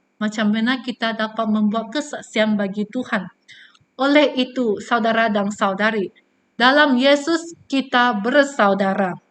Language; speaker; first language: Malay; non-native, local second language; Chinese